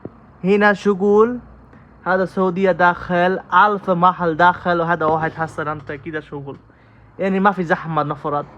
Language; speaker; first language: Arabic; non-native, learner; Bangla